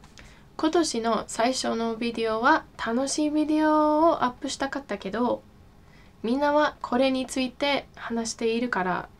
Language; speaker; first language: Japanese; non-native, fluent; English